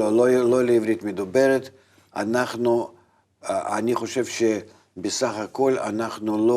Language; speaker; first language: Hebrew; non-native, fluent; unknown